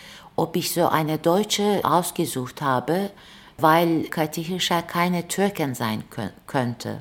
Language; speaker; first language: German; non-native, fluent; Turkish